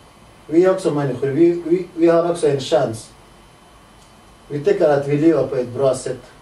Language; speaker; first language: Swedish; non-native, learner; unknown